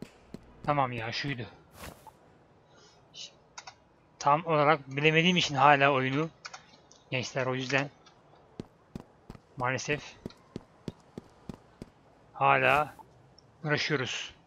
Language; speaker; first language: Turkish; native; Turkish